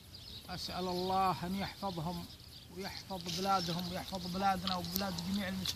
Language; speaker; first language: Arabic; native; Arabic